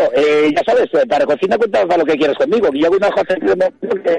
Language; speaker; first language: Spanish; native; Spanish